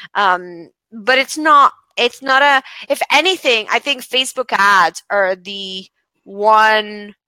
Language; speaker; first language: English; non-native, fluent; Bulgarian